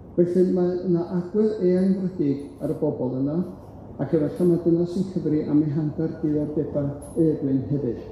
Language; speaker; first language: Welsh; native; Welsh